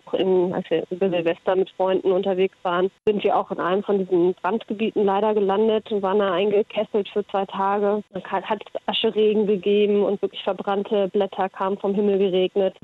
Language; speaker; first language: German; early bilingual, heritage; German